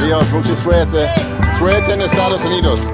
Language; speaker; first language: Spanish; non-native, learner; English